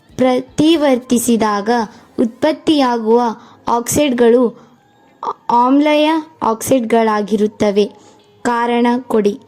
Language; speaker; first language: Kannada; native; Kannada